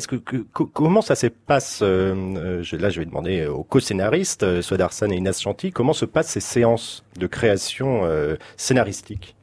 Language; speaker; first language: French; native; French